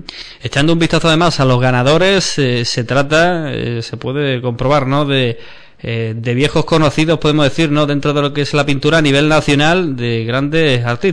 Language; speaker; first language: Spanish; native; Spanish